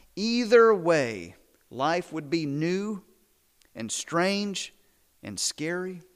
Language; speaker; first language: English; native; English